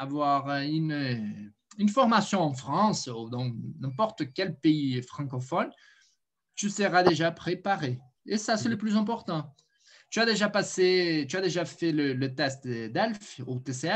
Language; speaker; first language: French; non-native, fluent; Portuguese